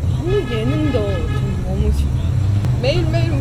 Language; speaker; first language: Korean; non-native, learner; Persian